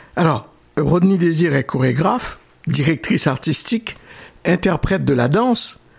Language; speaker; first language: French; native; French